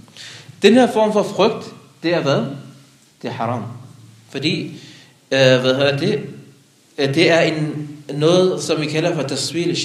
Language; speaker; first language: Danish; non-native, local second language; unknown